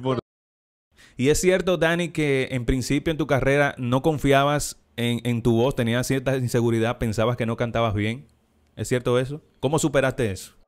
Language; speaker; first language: Spanish; native; Spanish